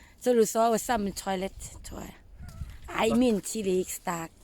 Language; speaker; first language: Danish; non-native, learner; Thai